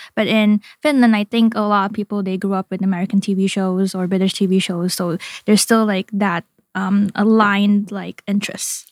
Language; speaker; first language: English; non-native, fluent; Indonesian